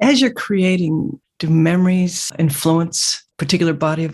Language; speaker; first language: English; native; English